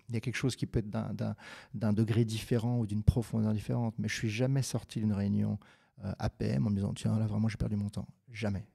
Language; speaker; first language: French; native; French